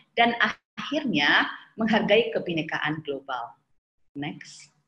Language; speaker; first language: Indonesian; non-native, local second language; Javanese